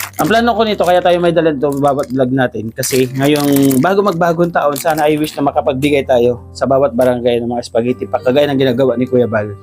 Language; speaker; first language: Filipino; non-native, local second language; Waray